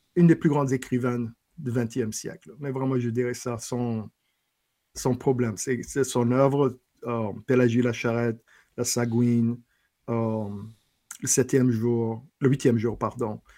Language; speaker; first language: French; non-native, fluent; English